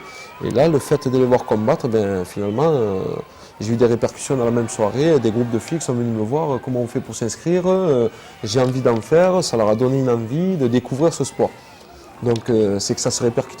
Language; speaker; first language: French; native; French